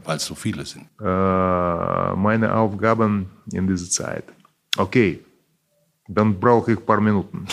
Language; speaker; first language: German; non-native, fluent; Russian